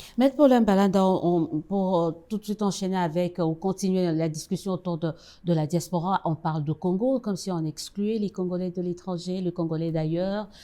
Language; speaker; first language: French; non-native, local second language; Lingala